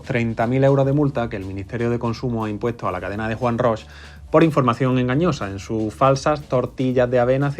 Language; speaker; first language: Spanish; native; Spanish